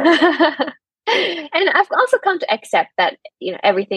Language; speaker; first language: English; non-native, local second language; Cantonese